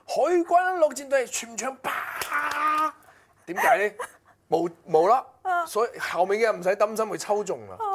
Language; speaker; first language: Cantonese; non-native, fluent; Chinese